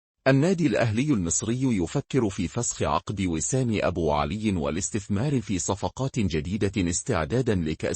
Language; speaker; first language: Arabic; native; Arabic